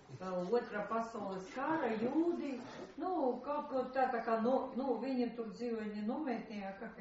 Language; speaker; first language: Latvian; non-native, local second language; Russian